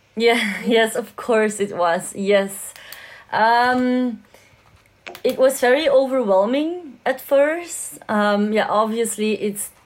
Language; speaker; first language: English; non-native, fluent; Dutch